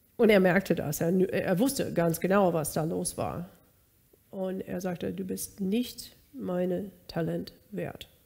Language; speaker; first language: German; non-native, fluent; English